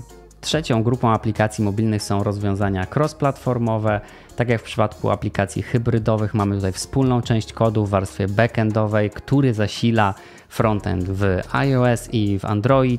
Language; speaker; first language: Polish; native; Polish